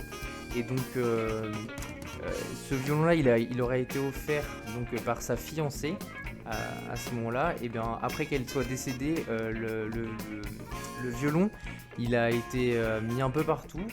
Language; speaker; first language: French; native; French